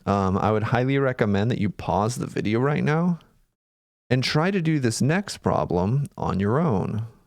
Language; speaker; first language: English; native; English